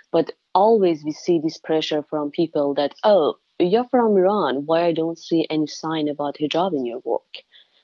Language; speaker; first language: English; non-native, fluent; Persian